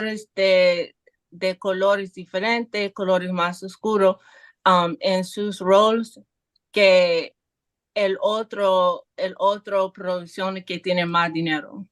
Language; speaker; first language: Spanish; non-native, learner; English